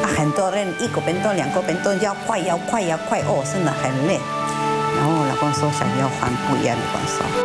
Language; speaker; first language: Chinese; non-native, learner; Spanish